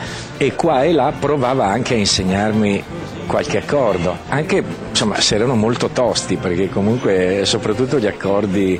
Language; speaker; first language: Italian; native; Italian